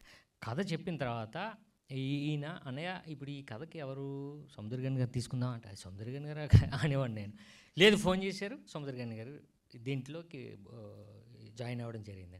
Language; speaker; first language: Telugu; native; Telugu